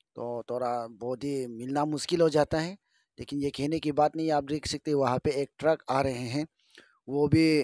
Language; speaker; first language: Hindi; non-native, local second language; Adi